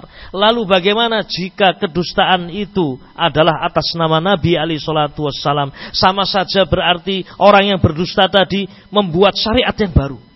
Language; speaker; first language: Indonesian; non-native, local second language; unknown